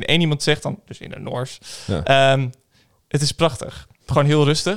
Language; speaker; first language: Dutch; native; Dutch